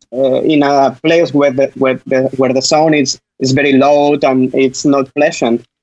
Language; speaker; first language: English; non-native, fluent; Spanish